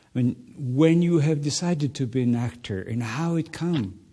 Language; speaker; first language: English; non-native, learner; Mongolian